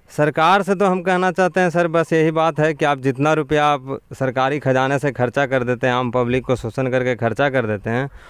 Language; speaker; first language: Hindi; native; Hindi